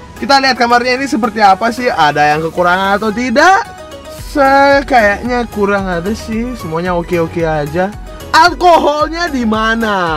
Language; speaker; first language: Indonesian; non-native, fluent; Russian